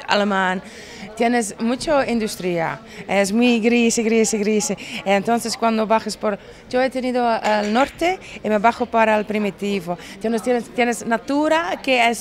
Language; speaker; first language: Spanish; non-native, learner; Italian